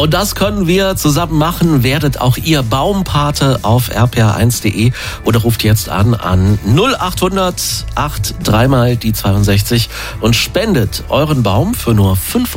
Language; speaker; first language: German; native; German